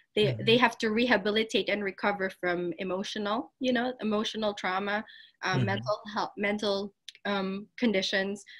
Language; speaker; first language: English; non-native, local second language; Filipino